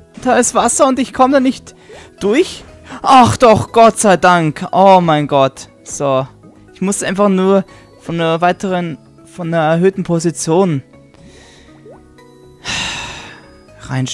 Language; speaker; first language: German; native; German